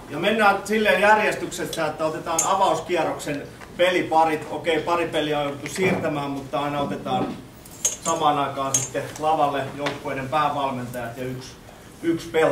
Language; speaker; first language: Finnish; native; Finnish